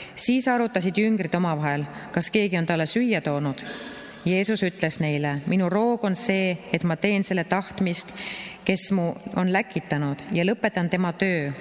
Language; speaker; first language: Estonian; native; Estonian